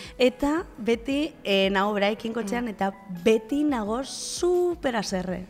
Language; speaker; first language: Basque; non-native, local second language; Spanish